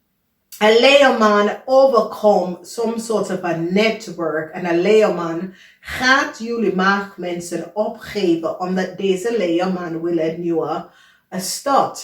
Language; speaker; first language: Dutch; non-native, fluent; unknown